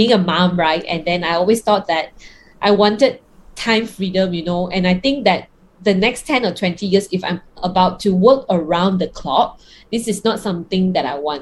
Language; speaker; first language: English; non-native, local second language; Cantonese